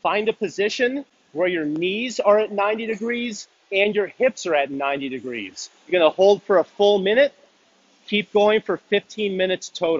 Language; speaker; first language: English; native; English